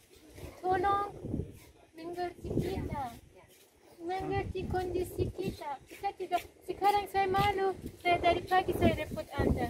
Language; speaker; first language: Indonesian; non-native, learner; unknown